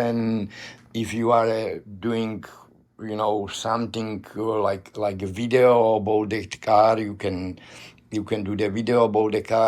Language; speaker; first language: English; non-native, learner; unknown